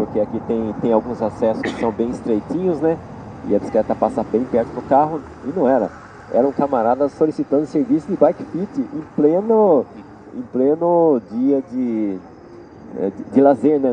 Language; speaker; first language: Portuguese; native; Portuguese